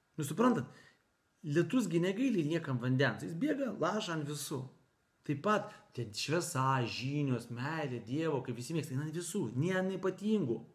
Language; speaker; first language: Lithuanian; native; Lithuanian